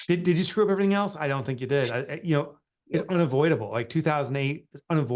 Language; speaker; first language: English; native; English